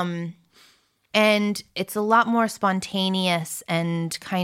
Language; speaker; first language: English; early bilingual, other home language; French